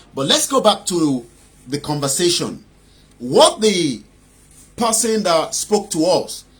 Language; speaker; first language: English; non-native, local second language; Yoruba